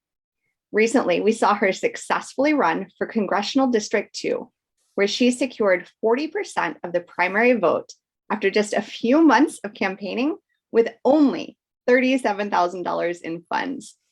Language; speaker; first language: English; native; English